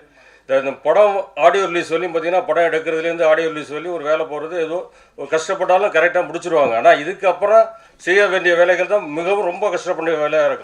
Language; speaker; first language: Tamil; native; Tamil